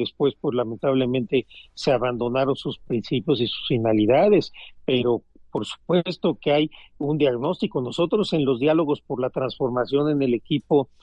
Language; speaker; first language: Spanish; native; Spanish